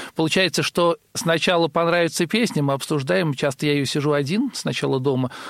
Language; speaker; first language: Russian; native; Russian